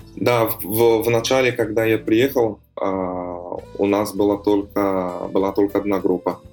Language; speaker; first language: Russian; non-native, fluent; Portuguese